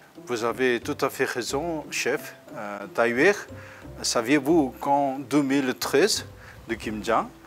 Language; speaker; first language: French; non-native, fluent; Korean